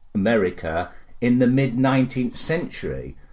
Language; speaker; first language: English; native; English